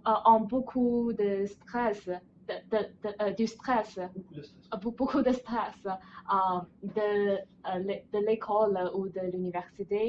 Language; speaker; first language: French; non-native, learner; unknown